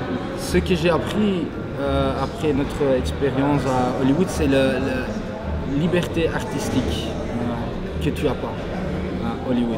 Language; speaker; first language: French; non-native, local second language; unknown